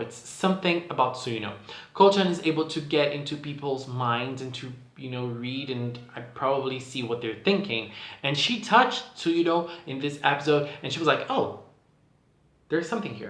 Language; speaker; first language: English; non-native, fluent; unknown